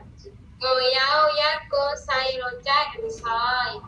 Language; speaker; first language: Cantonese; non-native, learner; Indonesian